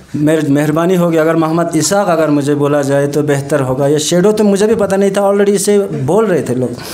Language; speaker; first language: Hindi; non-native, local second language; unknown